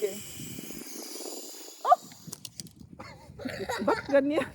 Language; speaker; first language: Filipino; native; Filipino